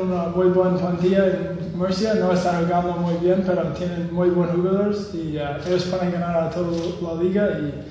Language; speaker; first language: Spanish; non-native, learner; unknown